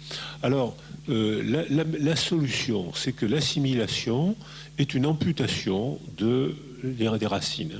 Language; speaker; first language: French; native; French